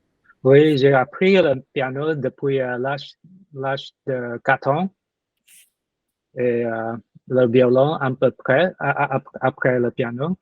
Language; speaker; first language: French; non-native, learner; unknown